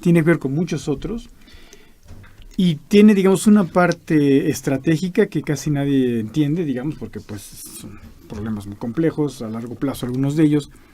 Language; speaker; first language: Spanish; native; Spanish